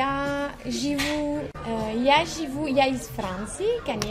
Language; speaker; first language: Russian; non-native, learner; French